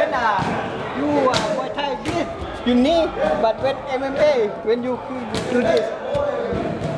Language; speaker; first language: English; non-native, learner; Thai